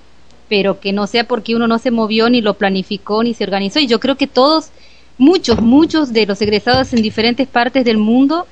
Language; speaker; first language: Spanish; native; Spanish